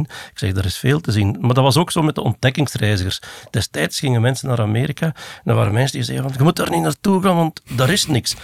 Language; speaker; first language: Dutch; native; Dutch